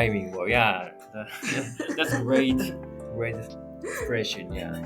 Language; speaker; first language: English; non-native, learner; Japanese